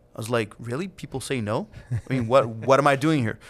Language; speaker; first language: English; non-native, fluent; Russian